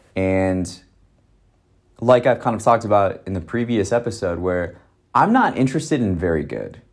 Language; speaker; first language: English; native; English